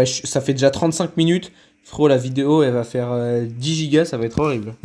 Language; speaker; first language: French; native; French